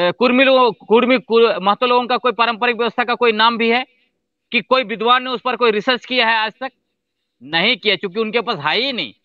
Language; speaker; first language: Hindi; non-native, local second language; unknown